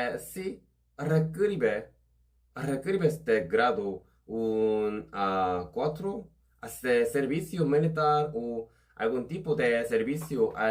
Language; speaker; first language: Spanish; non-native, learner; Korean